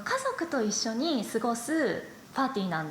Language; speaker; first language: Japanese; native; Japanese